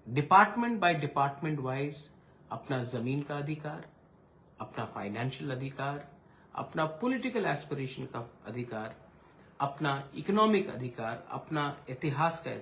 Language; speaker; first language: Hindi; non-native, local second language; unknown